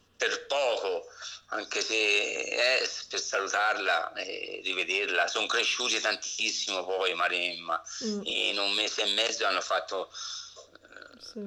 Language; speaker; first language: Italian; native; Italian